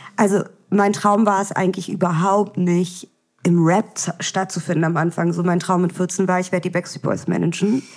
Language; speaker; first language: German; early bilingual, other home language; Russian